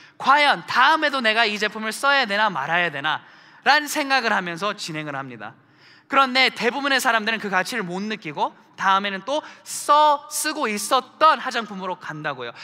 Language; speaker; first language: Korean; early bilingual, heritage; Korean